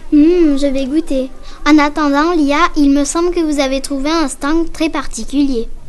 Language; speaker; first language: French; native; French